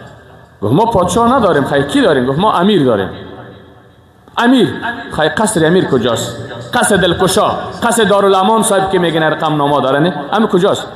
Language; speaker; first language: Persian; native; Persian